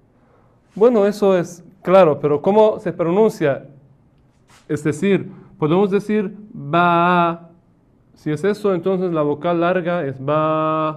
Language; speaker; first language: Spanish; non-native, fluent; Persian